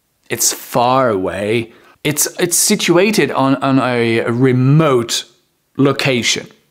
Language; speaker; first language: English; non-native, fluent; French